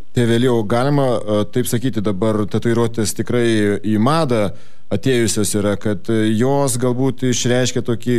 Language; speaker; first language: Lithuanian; native; Lithuanian